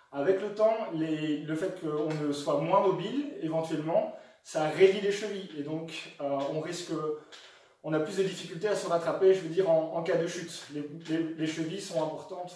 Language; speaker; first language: French; native; French